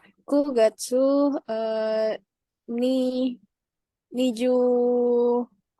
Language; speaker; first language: Japanese; non-native, learner; Indonesian